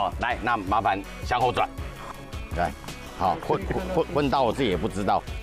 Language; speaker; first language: Chinese; native; Chinese